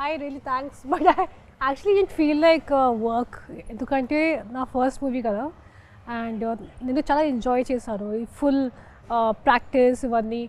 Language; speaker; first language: Telugu; non-native, local second language; Hindi